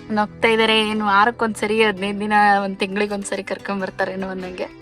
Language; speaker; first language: Kannada; native; Kannada